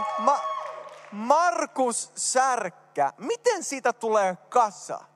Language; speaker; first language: Finnish; early bilingual, heritage; Finnish